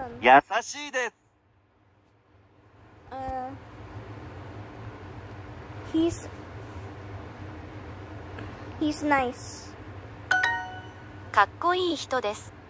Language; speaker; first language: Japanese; non-native, learner; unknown